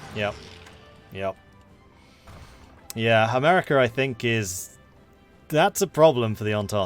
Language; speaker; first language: English; native; English